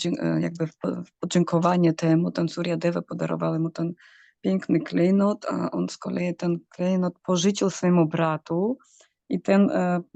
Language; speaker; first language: Polish; non-native, fluent; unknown